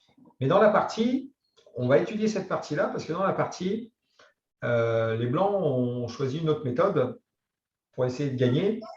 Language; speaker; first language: French; native; French